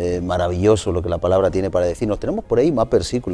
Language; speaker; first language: Spanish; native; Spanish